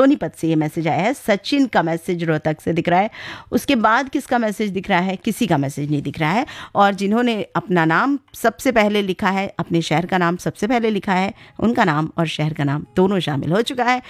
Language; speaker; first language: Hindi; native; Hindi